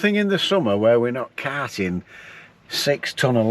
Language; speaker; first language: English; native; English